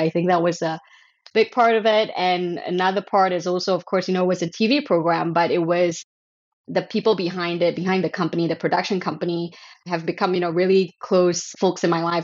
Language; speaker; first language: English; non-native, local second language; Chinese